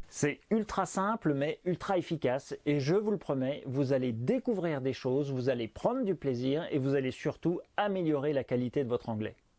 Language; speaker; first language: French; native; French